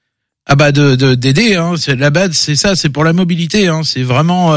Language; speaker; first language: French; native; French